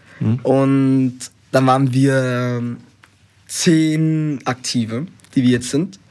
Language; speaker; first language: German; early bilingual, other home language; Spanish